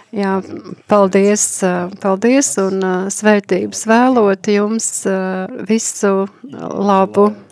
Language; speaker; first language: Latvian; native; Latvian